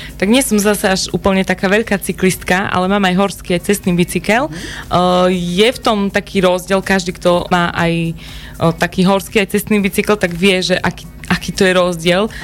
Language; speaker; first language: Slovak; native; Slovak